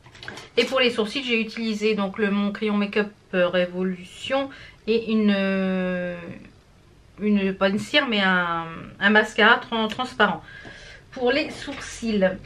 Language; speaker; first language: French; native; French